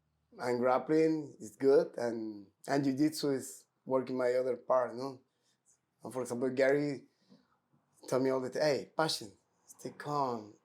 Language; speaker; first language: English; non-native, learner; Spanish